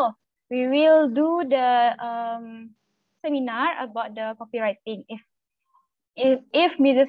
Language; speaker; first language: English; non-native, learner; Malay